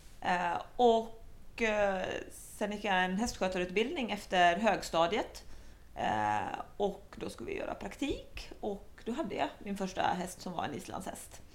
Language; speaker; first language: Swedish; native; Swedish